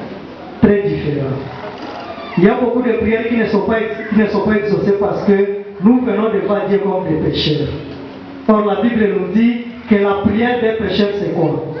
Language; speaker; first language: French; non-native, local second language; Swahili